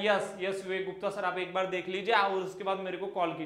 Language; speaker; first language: Hindi; non-native, local second language; Marathi